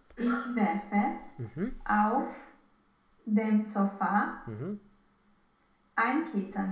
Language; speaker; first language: German; non-native, learner; Romanian